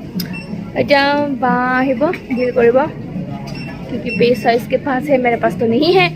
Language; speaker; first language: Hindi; non-native, local second language; Assamese